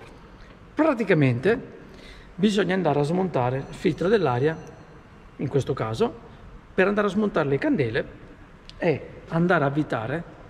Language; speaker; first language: Italian; native; Italian